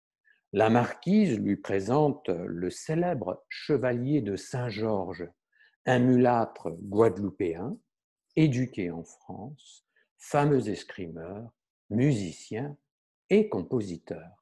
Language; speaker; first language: French; native; French